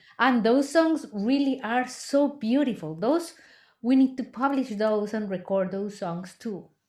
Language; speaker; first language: English; non-native, fluent; Spanish